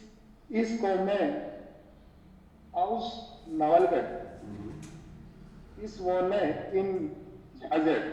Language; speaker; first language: German; non-native, learner; Hindi